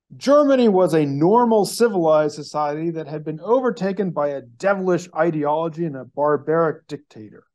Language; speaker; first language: English; native; English